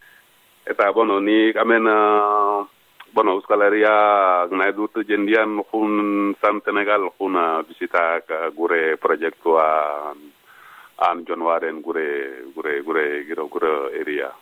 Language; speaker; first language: Basque; non-native, learner; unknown